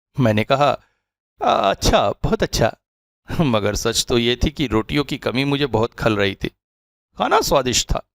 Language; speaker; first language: Hindi; native; Hindi